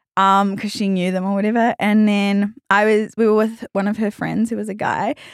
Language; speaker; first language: English; native; English